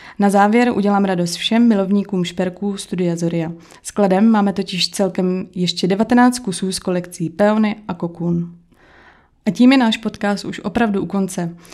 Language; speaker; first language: Czech; native; Czech